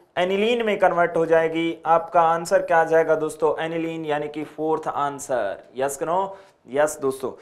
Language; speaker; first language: Hindi; native; Hindi